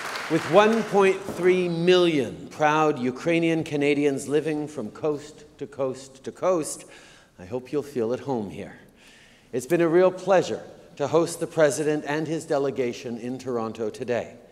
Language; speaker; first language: English; native; English